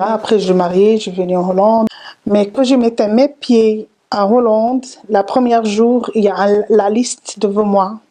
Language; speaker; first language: French; non-native, learner; Arabic